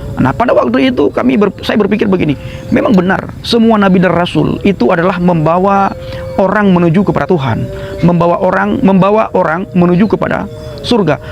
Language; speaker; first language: Indonesian; non-native, local second language; Achinese